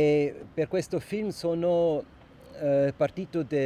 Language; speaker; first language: Italian; non-native, local second language; German